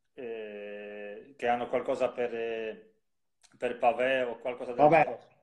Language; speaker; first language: Italian; non-native, fluent; Polish